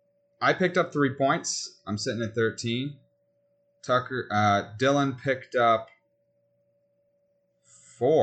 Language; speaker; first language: English; native; English